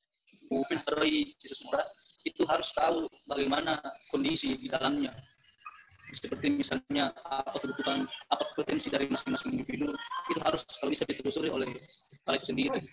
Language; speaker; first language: Indonesian; native; Indonesian